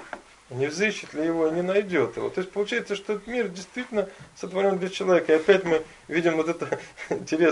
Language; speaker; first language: Russian; native; Russian